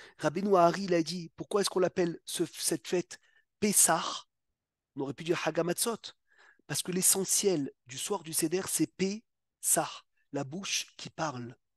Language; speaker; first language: French; native; French